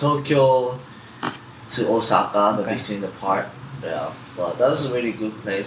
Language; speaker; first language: English; non-native, fluent; Japanese